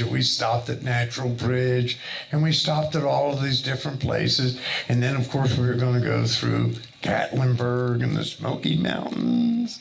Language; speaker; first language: English; native; English